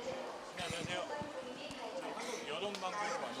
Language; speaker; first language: Korean; native; Korean